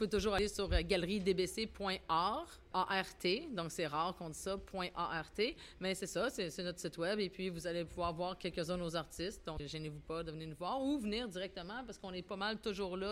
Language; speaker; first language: French; native; French